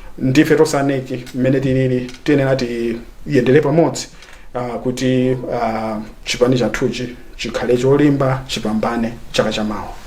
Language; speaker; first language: Nyanja; native; Nyanja